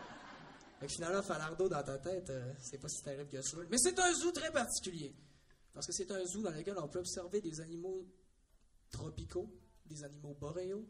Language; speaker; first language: French; native; French